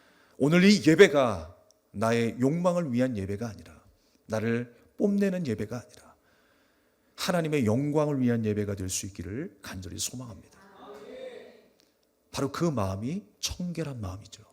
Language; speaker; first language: Korean; native; Korean